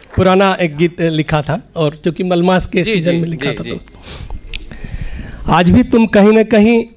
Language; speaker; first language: Hindi; native; Hindi